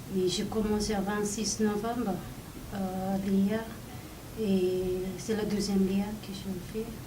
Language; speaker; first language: French; non-native, learner; Tibetan